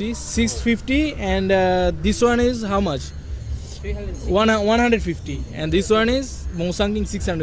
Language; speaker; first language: English; non-native, learner; Bangla